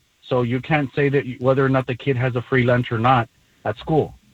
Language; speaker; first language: English; early bilingual, other home language; Spanish